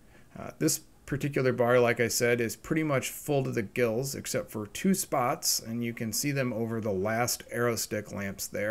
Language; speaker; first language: English; native; English